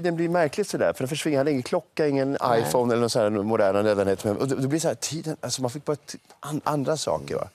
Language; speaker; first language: Swedish; native; Swedish